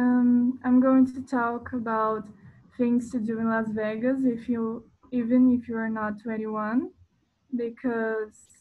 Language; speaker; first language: English; non-native, fluent; Portuguese